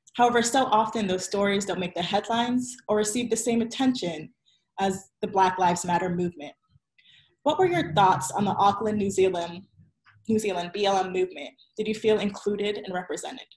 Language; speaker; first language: English; native; English